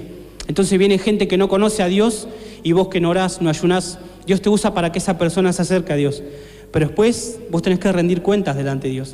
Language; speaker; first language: Spanish; native; Spanish